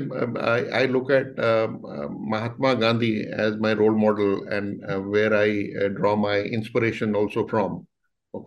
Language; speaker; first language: English; non-native, local second language; Hindi